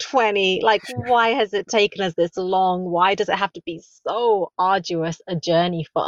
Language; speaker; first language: English; native; English